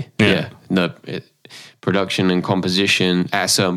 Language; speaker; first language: English; native; English